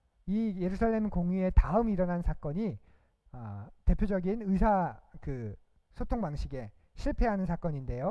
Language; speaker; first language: Korean; native; Korean